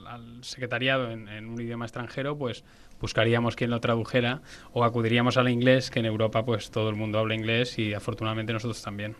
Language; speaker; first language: Spanish; native; Spanish